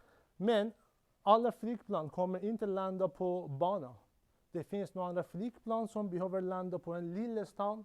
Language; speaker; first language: Swedish; non-native, learner; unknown